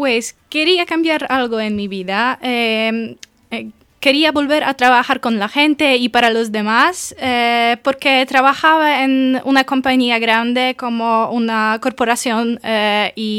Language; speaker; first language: Spanish; non-native, fluent; Polish